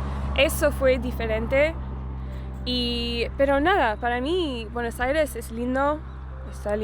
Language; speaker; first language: Spanish; non-native, learner; English